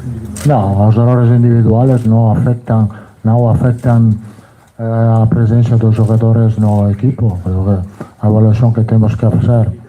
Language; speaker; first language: Portuguese; non-native, fluent; Italian